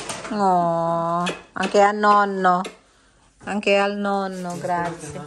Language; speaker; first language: Italian; non-native, learner; Filipino